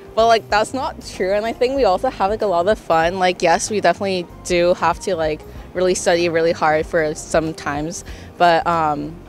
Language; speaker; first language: English; early bilingual, other home language; Korean